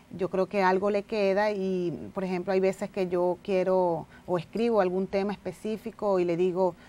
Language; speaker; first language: Spanish; native; Spanish